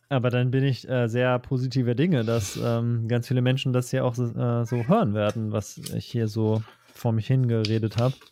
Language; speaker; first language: German; native; German